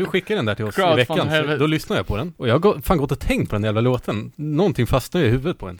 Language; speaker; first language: Swedish; native; Swedish